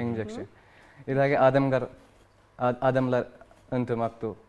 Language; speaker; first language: Kyrgyz; non-native, learner; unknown